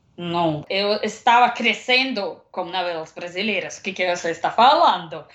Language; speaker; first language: Portuguese; non-native, learner; Russian